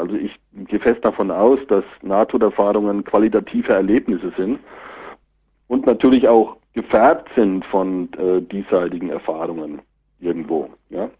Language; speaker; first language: German; native; German